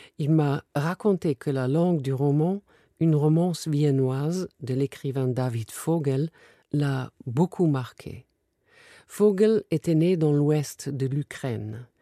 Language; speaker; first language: French; non-native, fluent; German